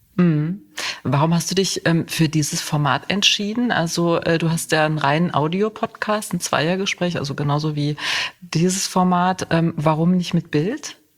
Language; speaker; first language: German; native; German